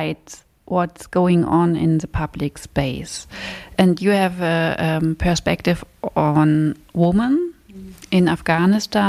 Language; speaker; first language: English; non-native, fluent; German